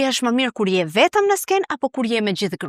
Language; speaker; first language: Albanian; native; Albanian